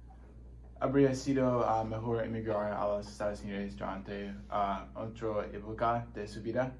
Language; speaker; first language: Spanish; non-native, learner; English